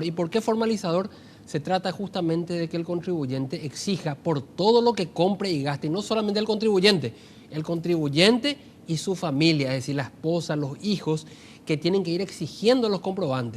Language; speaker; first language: Spanish; native; Spanish